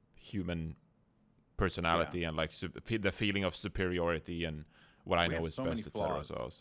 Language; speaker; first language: English; non-native, fluent; Swedish